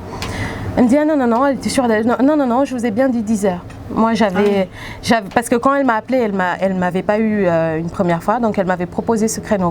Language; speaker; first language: French; native; French